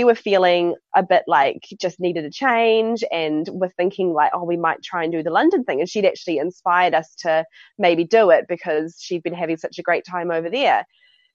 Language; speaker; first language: English; native; English